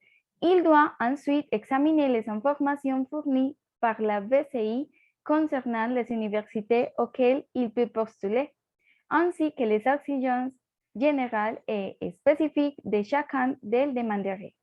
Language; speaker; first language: French; non-native, learner; Spanish